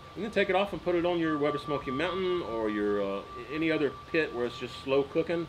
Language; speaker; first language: English; native; English